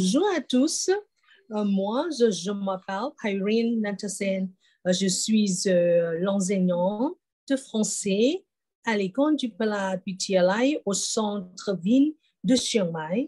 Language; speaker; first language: French; non-native, fluent; Thai